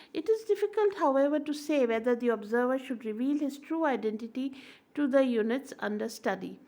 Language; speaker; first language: English; non-native, local second language; Hindi